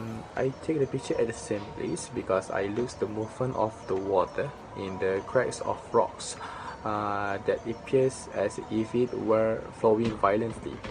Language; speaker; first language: English; non-native, learner; Malay